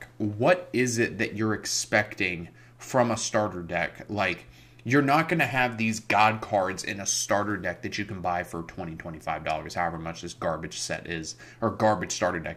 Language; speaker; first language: English; native; English